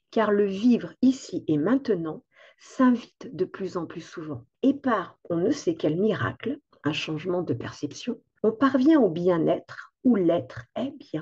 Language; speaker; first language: French; native; French